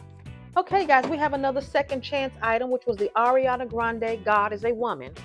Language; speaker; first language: English; native; English